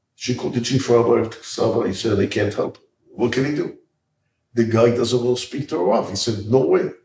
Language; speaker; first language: English; early bilingual, other home language; Hebrew